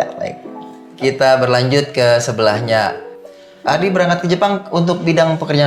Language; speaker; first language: Indonesian; native; Indonesian